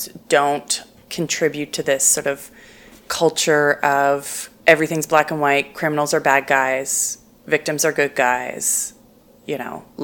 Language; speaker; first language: English; native; English